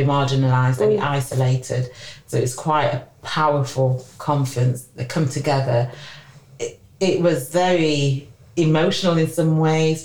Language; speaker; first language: English; native; English